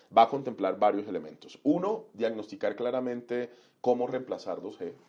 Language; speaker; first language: Spanish; native; Spanish